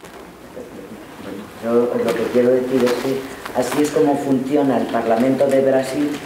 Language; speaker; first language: Portuguese; non-native, learner; Spanish